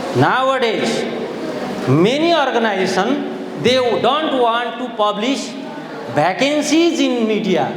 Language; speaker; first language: English; non-native, local second language; Nepali